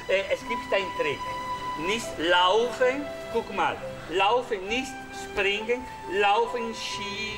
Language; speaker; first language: German; non-native, learner; Italian